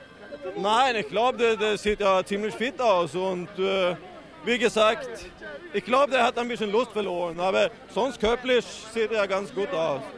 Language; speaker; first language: German; non-native, fluent; Swedish